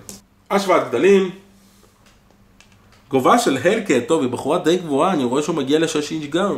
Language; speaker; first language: Hebrew; native; Hebrew